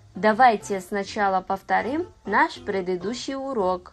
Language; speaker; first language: Russian; non-native, fluent; Kazakh